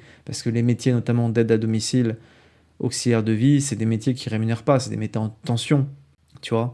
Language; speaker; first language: French; native; French